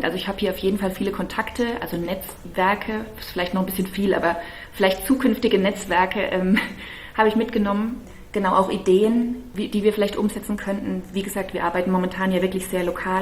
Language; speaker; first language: German; native; German